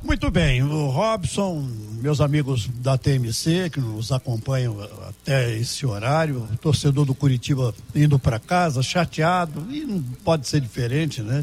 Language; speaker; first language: Portuguese; native; Portuguese